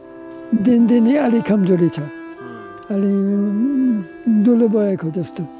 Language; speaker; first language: Nepali; non-native, learner; English